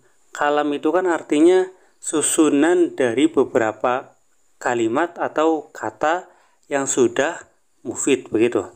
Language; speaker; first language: Indonesian; native; Indonesian